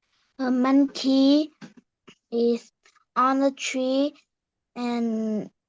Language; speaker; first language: English; non-native, learner; Vietnamese